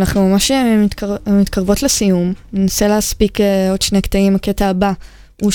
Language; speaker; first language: Hebrew; native; Hebrew